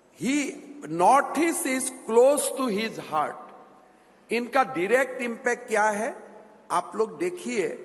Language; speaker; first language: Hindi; non-native, local second language; Assamese